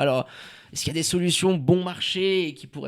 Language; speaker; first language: French; native; French